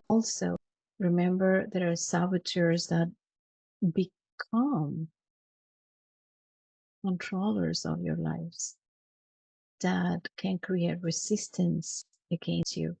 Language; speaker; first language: English; non-native, fluent; Spanish